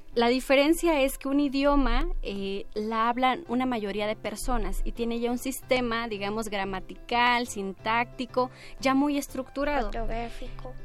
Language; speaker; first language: Spanish; native; Spanish